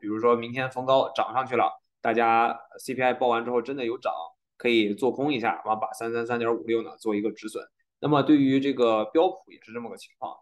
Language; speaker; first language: Chinese; native; Chinese